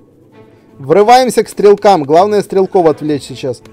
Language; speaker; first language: Russian; native; Russian